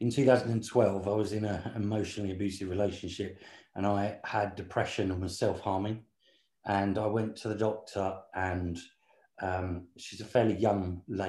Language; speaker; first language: English; native; English